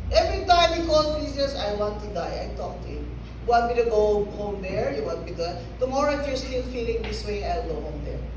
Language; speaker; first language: Filipino; non-native, local second language; Hiligaynon